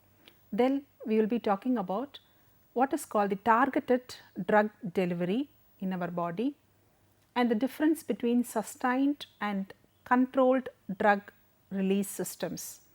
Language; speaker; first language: English; non-native, local second language; Tamil